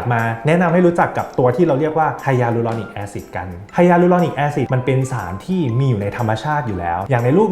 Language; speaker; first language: Thai; native; Thai